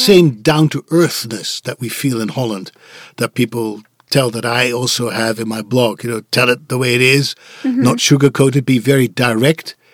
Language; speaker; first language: English; non-native, fluent; Dutch